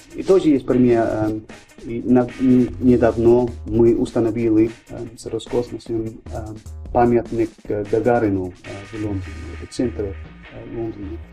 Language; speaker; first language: Russian; non-native, learner; English